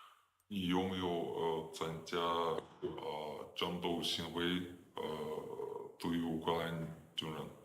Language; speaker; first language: Chinese; non-native, fluent; Ukrainian